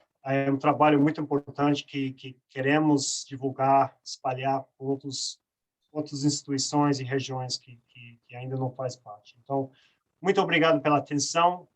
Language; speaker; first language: Portuguese; non-native, fluent; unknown